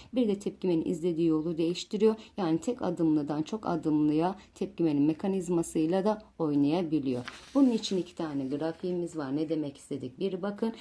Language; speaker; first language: Turkish; native; Turkish